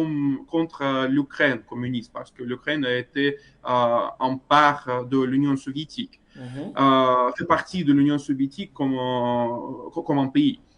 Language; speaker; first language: French; non-native, fluent; Russian